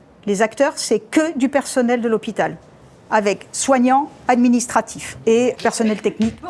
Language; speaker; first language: French; native; French